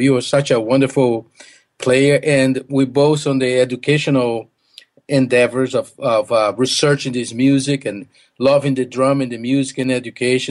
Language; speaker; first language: English; non-native, fluent; Portuguese